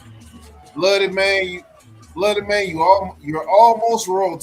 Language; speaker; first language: English; native; English